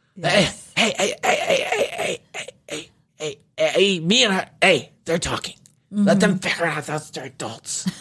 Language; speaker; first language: English; native; English